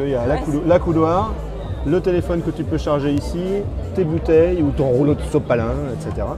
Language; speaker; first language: French; native; French